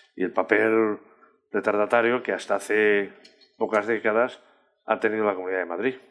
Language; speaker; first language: Spanish; native; Spanish